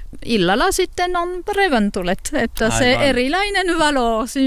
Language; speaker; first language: Finnish; non-native, learner; French